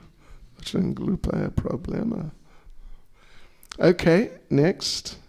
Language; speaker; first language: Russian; non-native, learner; English